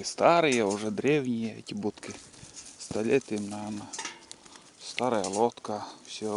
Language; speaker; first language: Russian; native; Russian